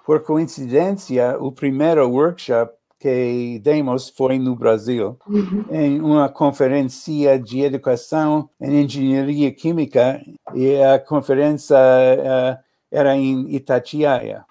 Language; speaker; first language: Portuguese; non-native, learner; English